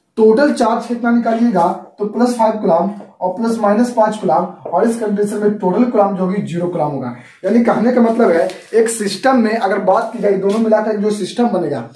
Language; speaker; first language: Hindi; native; Hindi